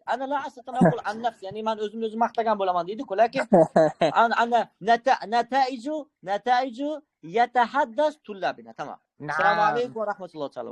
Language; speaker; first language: Arabic; non-native, fluent; Uzbek